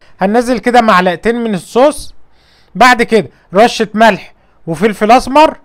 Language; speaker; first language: Arabic; native; Arabic